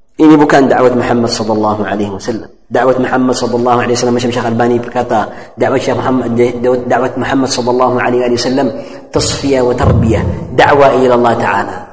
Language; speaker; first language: Malay; non-native, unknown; Arabic